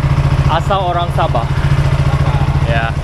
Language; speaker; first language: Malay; non-native, local second language; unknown